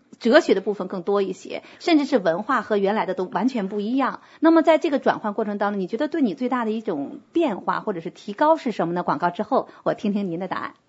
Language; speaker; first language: Chinese; native; Chinese